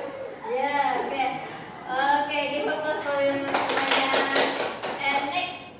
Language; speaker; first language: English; non-native, learner; Indonesian